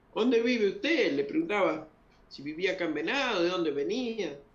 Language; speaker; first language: Spanish; early bilingual, other home language; Guarani